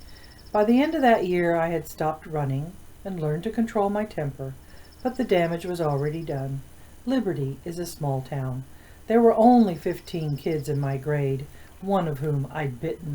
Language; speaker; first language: English; native; English